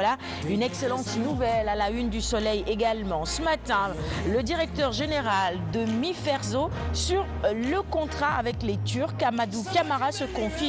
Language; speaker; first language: French; non-native, local second language; Wolof